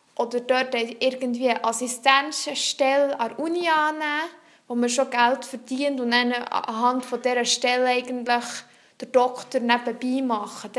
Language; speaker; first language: German; non-native, local second language; French